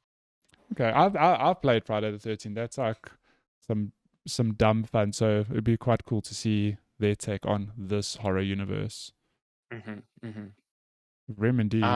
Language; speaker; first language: English; native; English